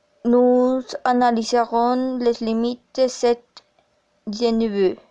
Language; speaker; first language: French; non-native, learner; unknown